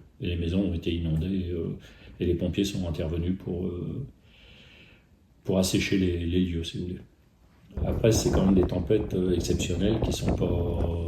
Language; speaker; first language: French; native; French